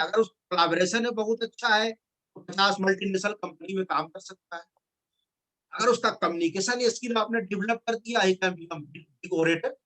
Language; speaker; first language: Hindi; non-native, local second language; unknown